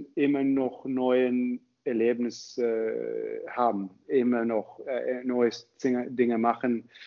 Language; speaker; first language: German; non-native, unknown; English